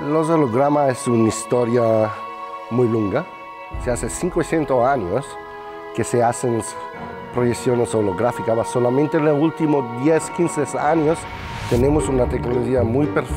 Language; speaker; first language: Spanish; non-native, learner; Italian